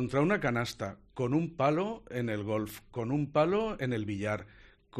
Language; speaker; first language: Spanish; native; Spanish